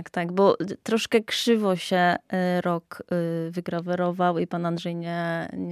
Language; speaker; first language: Polish; native; Polish